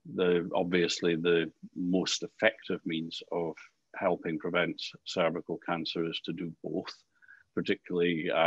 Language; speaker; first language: English; native; English